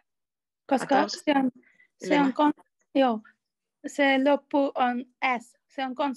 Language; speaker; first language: Finnish; non-native, learner; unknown